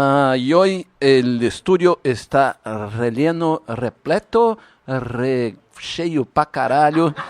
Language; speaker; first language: Spanish; non-native, fluent; Portuguese